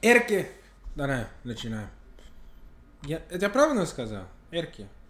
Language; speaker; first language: Russian; non-native, fluent; English